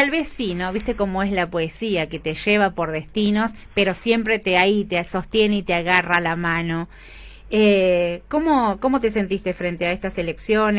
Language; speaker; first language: Spanish; native; Spanish